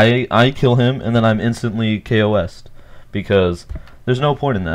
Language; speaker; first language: English; native; English